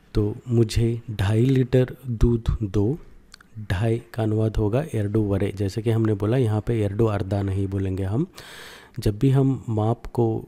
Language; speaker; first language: Hindi; non-native, local second language; Kannada